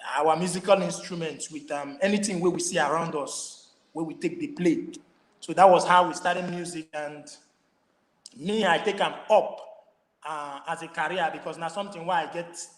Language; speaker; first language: Nigerian Pidgin; non-native, local second language; Igbo